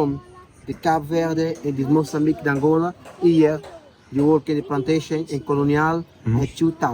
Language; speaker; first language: English; non-native, learner; Portuguese